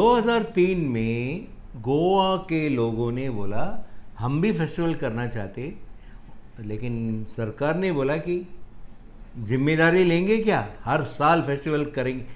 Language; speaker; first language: Hindi; non-native, local second language; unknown